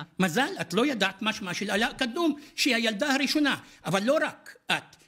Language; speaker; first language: Hebrew; non-native, local second language; Arabic